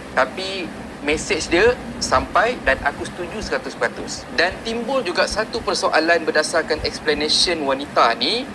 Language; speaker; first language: Malay; native; Malay